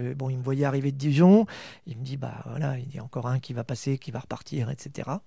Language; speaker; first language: French; native; French